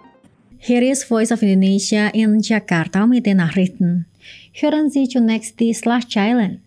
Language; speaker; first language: German; non-native, fluent; Indonesian